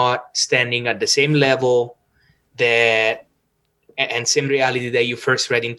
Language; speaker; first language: English; non-native, fluent; Italian